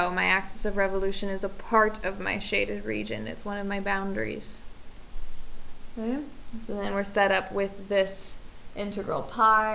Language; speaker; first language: English; native; English